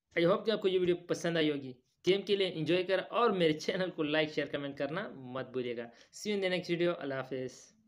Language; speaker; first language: Urdu; non-native, local second language; Punjabi